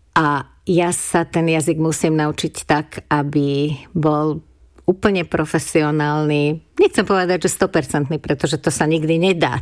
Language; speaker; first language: Slovak; non-native, local second language; Hungarian